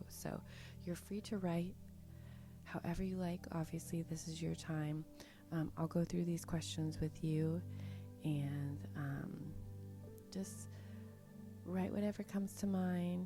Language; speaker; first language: English; native; English